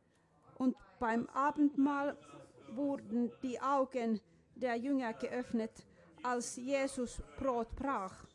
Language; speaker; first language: German; non-native, fluent; Finnish